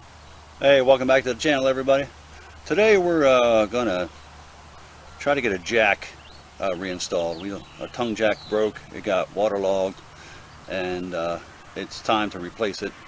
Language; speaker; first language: English; native; English